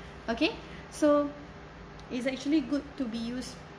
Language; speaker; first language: English; non-native, local second language; Malay